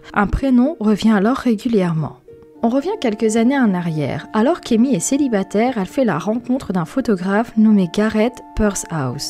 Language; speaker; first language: French; native; French